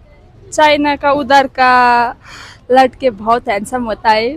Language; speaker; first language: Hindi; non-native, learner; Nepali